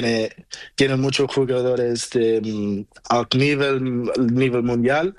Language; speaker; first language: Spanish; non-native, learner; Portuguese